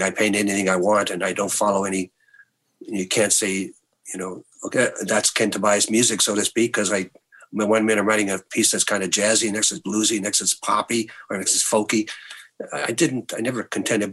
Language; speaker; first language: English; native; English